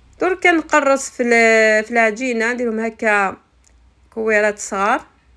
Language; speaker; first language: Arabic; native; Arabic